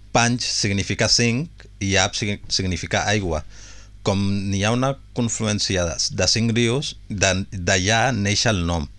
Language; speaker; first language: Catalan; non-native, fluent; Urdu